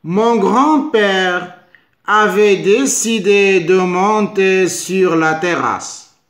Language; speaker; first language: French; non-native, local second language; Arabic